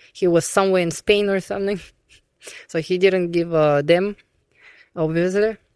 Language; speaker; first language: English; non-native, fluent; Russian